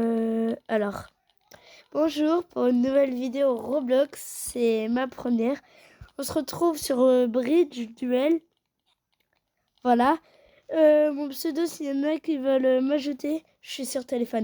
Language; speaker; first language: French; native; French